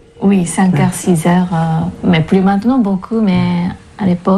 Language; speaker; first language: French; non-native, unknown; Japanese